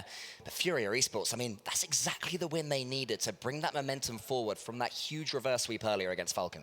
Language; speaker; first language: English; native; English